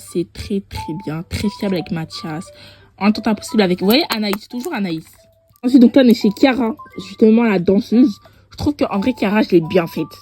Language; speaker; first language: French; native; French